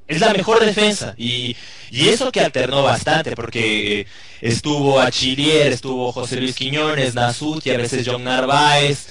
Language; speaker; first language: Spanish; native; Spanish